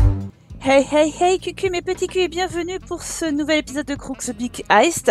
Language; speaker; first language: French; native; French